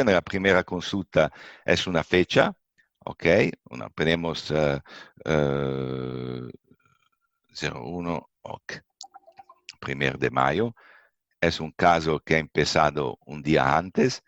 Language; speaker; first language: Spanish; non-native, fluent; Italian